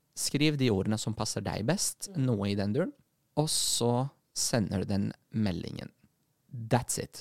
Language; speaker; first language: Norwegian; early bilingual, other home language; Arabic